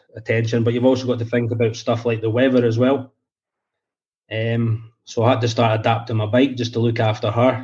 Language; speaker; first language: English; native; English